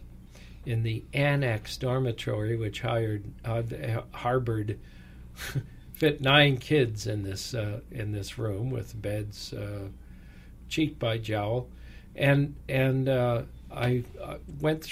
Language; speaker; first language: English; native; English